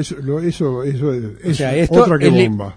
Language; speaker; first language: Spanish; native; Spanish